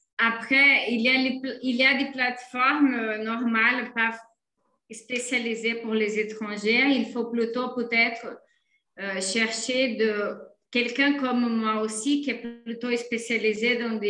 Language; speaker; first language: French; non-native, fluent; Portuguese